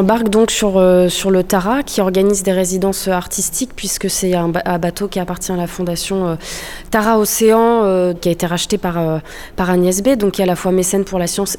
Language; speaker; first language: French; native; French